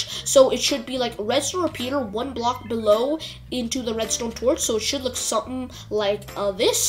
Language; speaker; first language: English; native; English